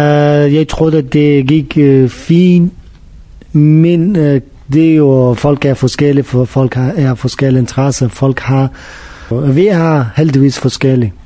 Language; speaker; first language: Danish; non-native, learner; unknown